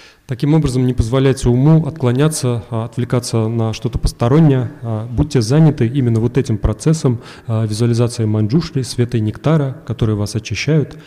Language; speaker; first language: Russian; native; Russian